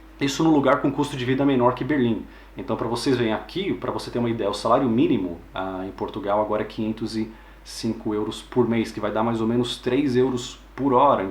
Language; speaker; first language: Portuguese; native; Portuguese